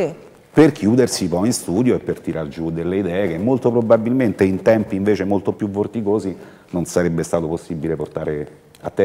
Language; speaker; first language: Italian; native; Italian